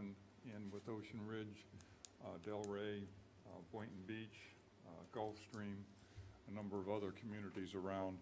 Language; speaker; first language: English; native; English